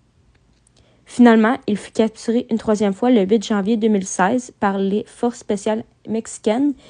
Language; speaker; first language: French; native; French